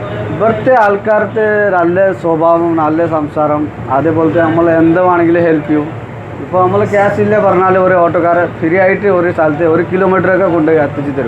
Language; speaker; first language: Malayalam; non-native, fluent; Nepali